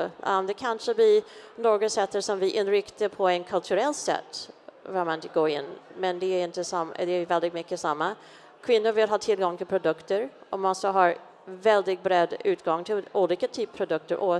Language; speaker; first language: Swedish; non-native, fluent; English